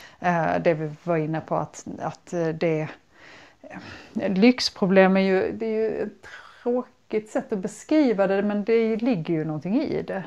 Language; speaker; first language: Swedish; native; Swedish